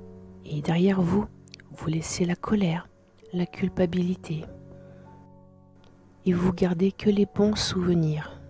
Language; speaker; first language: French; native; French